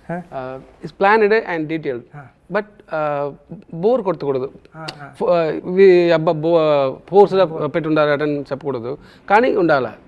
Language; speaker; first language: Telugu; non-native, learner; Tamil